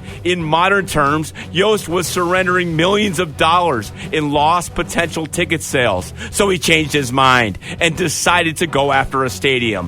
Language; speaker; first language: English; native; English